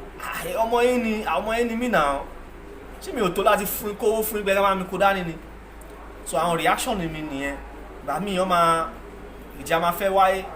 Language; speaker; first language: Yoruba; non-native, local second language; Igbo